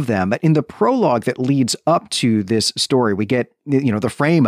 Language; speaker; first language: English; native; English